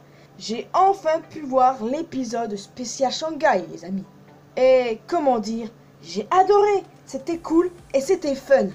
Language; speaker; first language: French; native; French